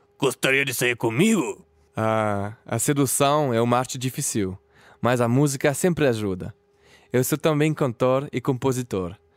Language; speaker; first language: Portuguese; non-native, fluent; French